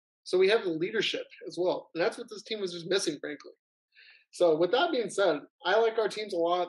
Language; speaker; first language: English; native; English